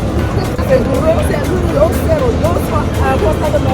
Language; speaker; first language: Spanish; non-native, learner; French